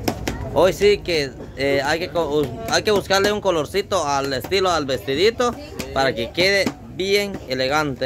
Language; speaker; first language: Spanish; native; Spanish